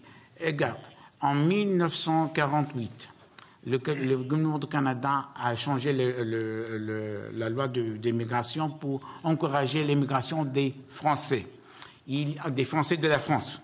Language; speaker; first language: French; non-native, learner; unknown